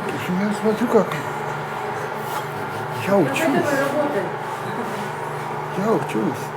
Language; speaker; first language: Russian; native; Russian